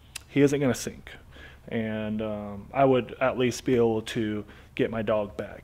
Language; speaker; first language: English; native; English